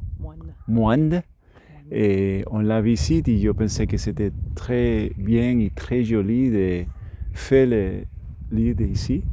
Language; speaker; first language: French; non-native, learner; Spanish